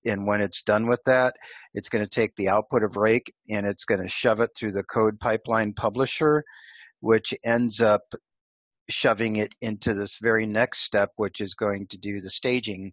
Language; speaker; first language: English; native; English